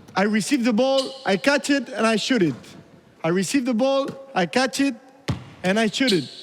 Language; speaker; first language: English; non-native, learner; Spanish